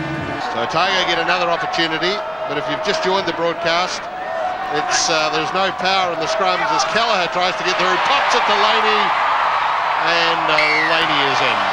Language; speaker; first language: English; native; English